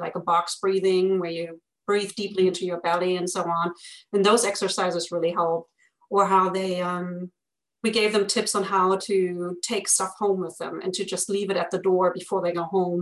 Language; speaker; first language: English; non-native, fluent; German